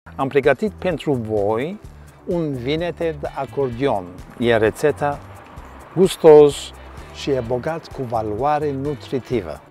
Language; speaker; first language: Romanian; non-native, learner; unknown